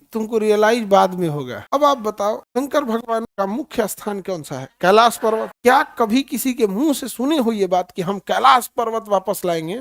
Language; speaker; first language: Hindi; native; Hindi